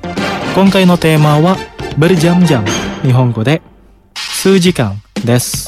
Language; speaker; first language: Japanese; non-native, fluent; Indonesian